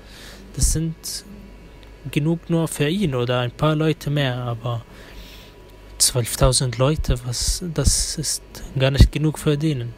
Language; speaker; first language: German; non-native, fluent; Arabic